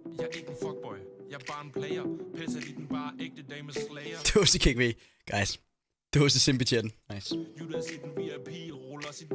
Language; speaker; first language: Danish; native; Danish